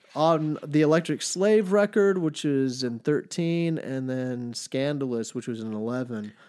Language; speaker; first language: English; native; English